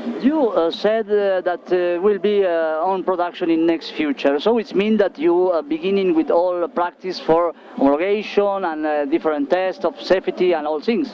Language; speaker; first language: English; non-native, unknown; Italian